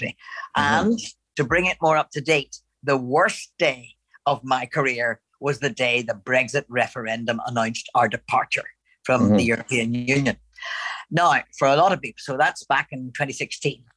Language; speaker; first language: English; native; English